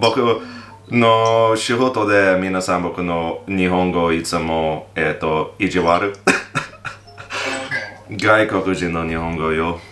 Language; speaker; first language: Japanese; non-native, learner; English